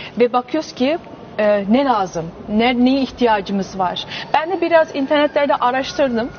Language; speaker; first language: Turkish; early bilingual, heritage; Turkish